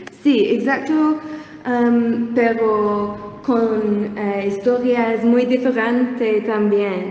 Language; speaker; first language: Spanish; non-native, learner; English